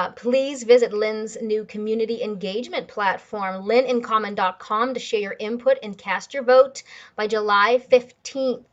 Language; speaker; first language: English; native; English